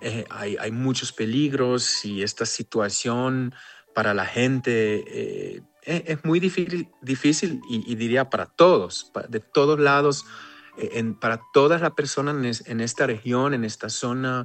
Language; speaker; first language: Spanish; non-native, fluent; Hebrew